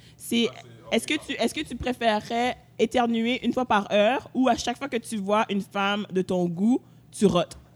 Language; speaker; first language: French; native; French